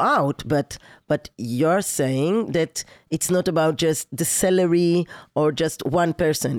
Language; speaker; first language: English; non-native, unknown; Hebrew